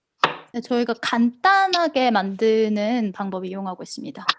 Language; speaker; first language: Korean; native; Korean